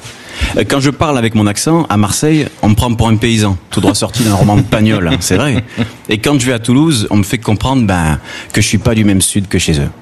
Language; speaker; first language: French; native; French